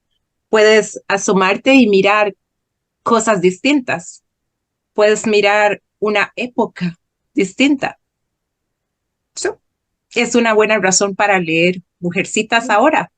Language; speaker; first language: Spanish; non-native, fluent; Portuguese